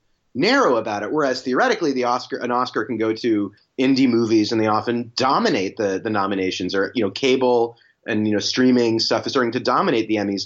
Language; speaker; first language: English; native; English